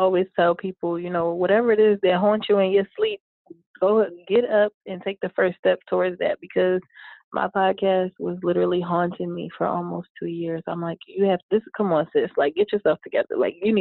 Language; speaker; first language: English; native; English